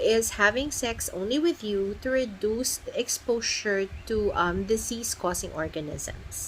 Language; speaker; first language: English; non-native, local second language; Filipino